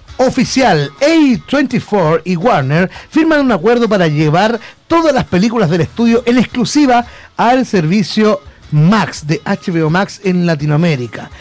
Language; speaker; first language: Spanish; native; Spanish